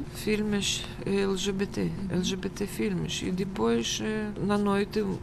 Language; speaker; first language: Portuguese; non-native, learner; Russian